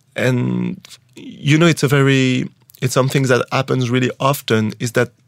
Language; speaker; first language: English; non-native, fluent; French